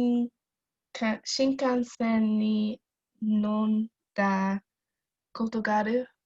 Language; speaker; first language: Japanese; non-native, learner; English